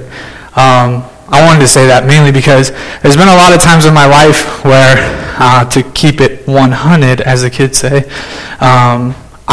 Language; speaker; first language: English; native; English